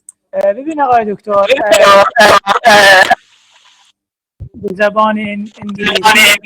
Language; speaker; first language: Persian; non-native, learner; Arabic